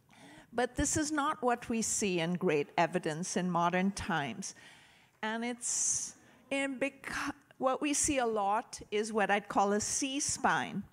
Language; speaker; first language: English; native; English